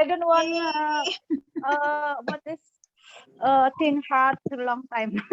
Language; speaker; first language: English; non-native, learner; Indonesian